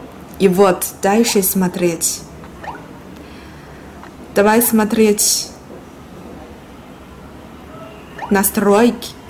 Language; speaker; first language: Russian; non-native, learner; Chinese